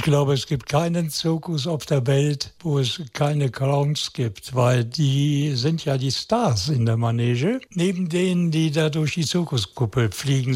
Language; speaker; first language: German; native; German